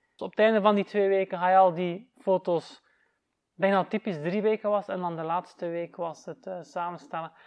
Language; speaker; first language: Dutch; native; Dutch